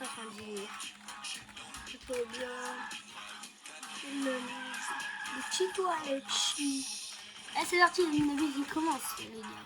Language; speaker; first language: French; native; French